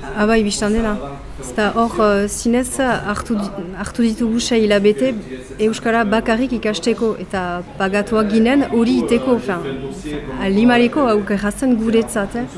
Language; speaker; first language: Basque; non-native, local second language; French